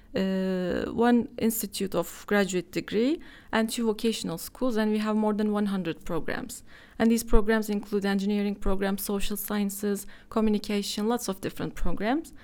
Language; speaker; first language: English; non-native, fluent; Turkish